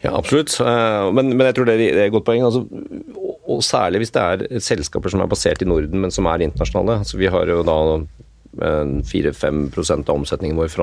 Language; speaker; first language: Norwegian; native; Norwegian